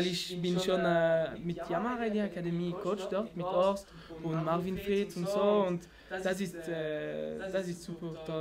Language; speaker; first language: German; non-native, learner; French